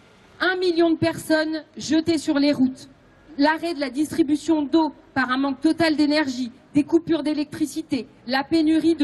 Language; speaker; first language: French; native; French